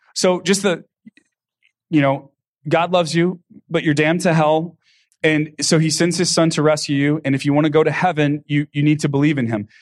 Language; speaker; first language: English; native; English